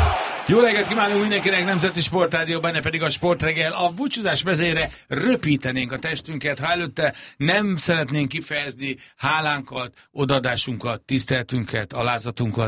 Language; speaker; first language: Hungarian; native; Hungarian